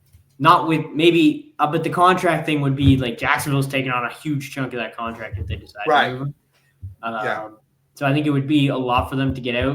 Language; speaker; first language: English; native; English